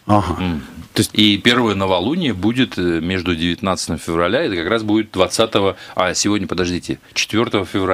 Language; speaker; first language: Russian; native; Russian